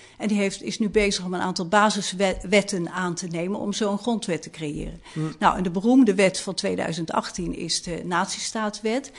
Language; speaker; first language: Dutch; native; Dutch